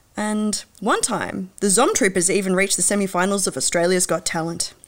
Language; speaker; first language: English; native; English